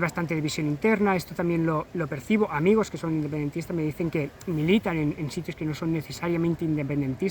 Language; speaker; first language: Spanish; native; Spanish